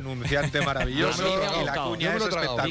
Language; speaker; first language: Spanish; native; Spanish